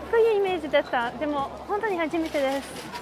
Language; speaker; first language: Japanese; non-native, fluent; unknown